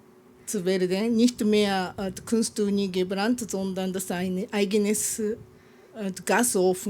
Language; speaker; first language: German; non-native, learner; Japanese